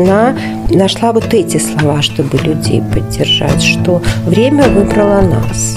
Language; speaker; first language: Russian; native; Russian